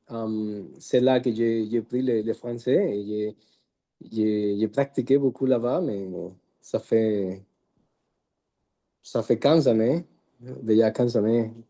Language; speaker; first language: French; non-native, learner; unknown